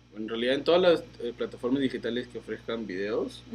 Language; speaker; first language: Spanish; native; Spanish